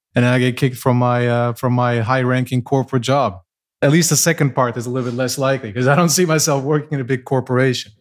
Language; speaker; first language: English; non-native, fluent; Portuguese